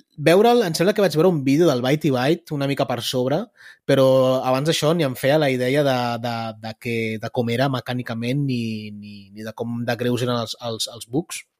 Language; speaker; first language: Catalan; early bilingual, other home language; Spanish